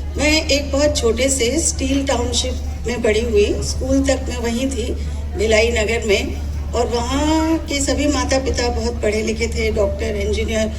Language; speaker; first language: Hindi; non-native, local second language; Odia